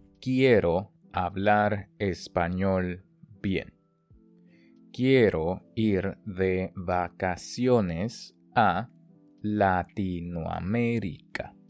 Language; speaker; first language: Spanish; non-native, fluent; Chinese